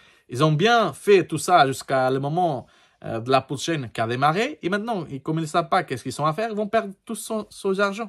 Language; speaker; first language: French; non-native, learner; Portuguese